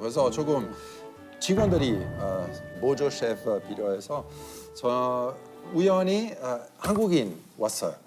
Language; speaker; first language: Korean; non-native, learner; Italian